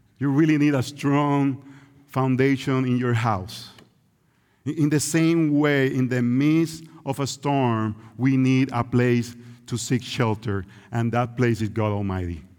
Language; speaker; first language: English; non-native, local second language; Spanish